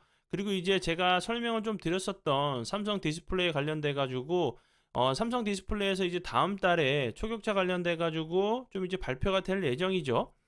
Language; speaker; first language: Korean; native; Korean